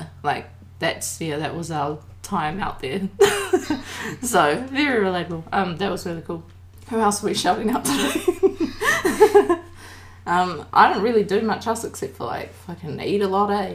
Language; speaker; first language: English; native; English